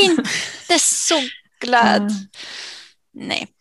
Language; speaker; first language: Swedish; non-native, fluent; English